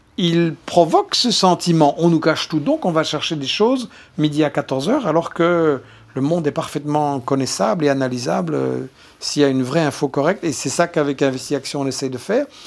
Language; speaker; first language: French; native; French